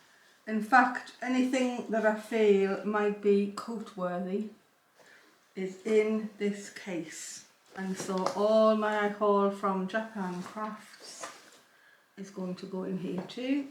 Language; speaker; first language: English; native; English